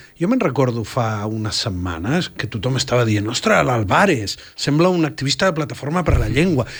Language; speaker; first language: Catalan; non-native, fluent; Spanish